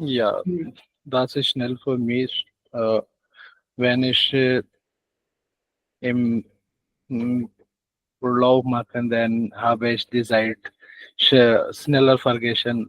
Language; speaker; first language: German; non-native, learner; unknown